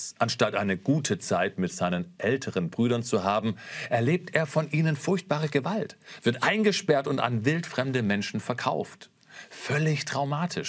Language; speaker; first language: German; native; German